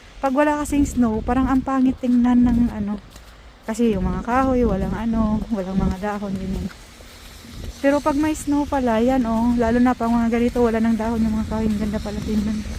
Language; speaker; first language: Filipino; native; Filipino